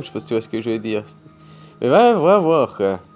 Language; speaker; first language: French; native; French